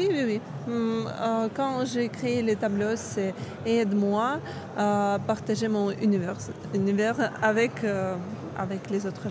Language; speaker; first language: French; non-native, learner; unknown